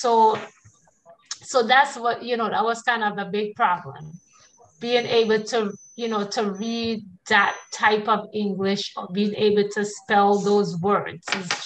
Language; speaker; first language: English; native; English